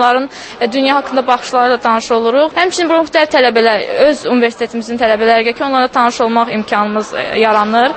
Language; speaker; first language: Azerbaijani; native; Azerbaijani